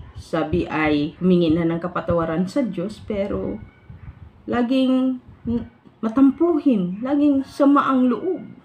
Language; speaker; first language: Filipino; non-native, local second language; Hiligaynon